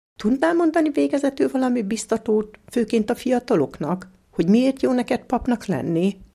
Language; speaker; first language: Hungarian; native; Hungarian